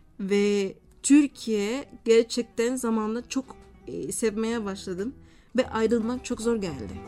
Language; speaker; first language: Turkish; non-native, fluent; Spanish